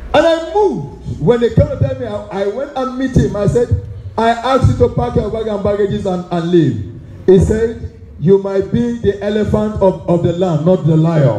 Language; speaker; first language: English; non-native, local second language; Hausa